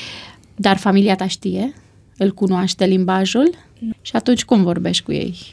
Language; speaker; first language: Romanian; native; Romanian